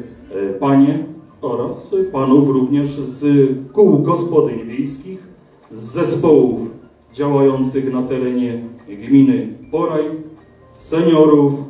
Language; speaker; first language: Polish; native; Polish